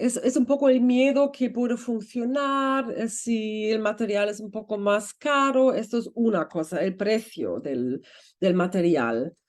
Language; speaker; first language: Spanish; non-native, fluent; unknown